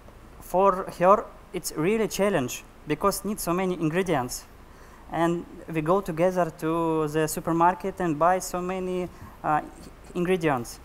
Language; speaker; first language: English; non-native, learner; Russian